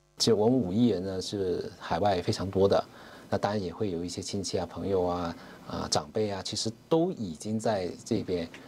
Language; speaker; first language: Chinese; non-native, local second language; Cantonese